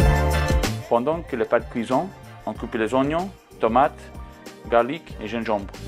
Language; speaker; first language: French; non-native, learner; English